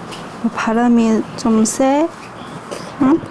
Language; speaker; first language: Korean; non-native, learner; Chinese